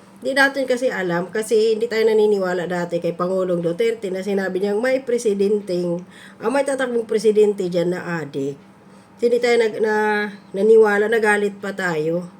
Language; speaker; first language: Filipino; non-native, local second language; Cebuano